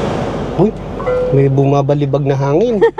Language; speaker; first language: Filipino; non-native, local second language; Hiligaynon